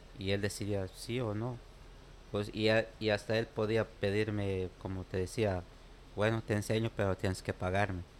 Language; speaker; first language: Spanish; native; Spanish